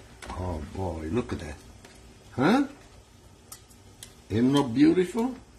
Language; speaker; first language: English; non-native, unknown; Italian